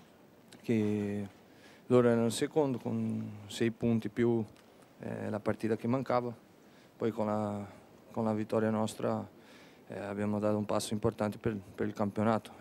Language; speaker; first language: Italian; non-native, fluent; Spanish